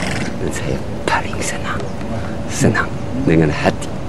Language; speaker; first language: Indonesian; non-native, learner; French